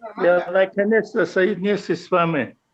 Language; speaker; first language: Russian; non-native, fluent; Mongolian